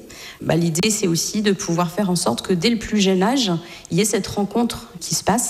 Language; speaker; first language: French; native; French